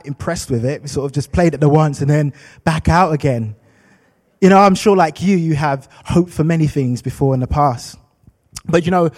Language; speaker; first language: English; native; English